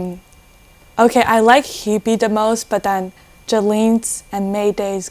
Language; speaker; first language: English; non-native, fluent; Chinese